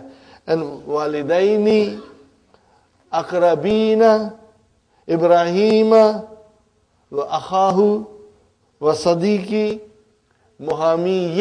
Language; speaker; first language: Arabic; non-native, fluent; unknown